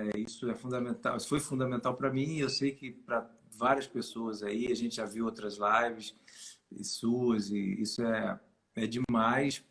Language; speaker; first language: Portuguese; native; Portuguese